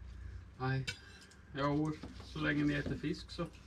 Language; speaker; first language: Swedish; native; Swedish